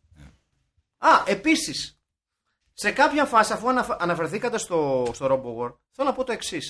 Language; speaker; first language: Greek; native; Greek